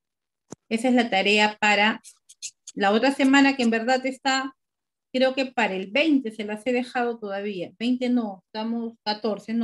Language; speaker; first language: Spanish; native; Spanish